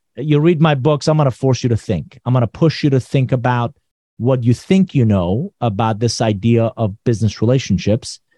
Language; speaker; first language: English; non-native, fluent; Persian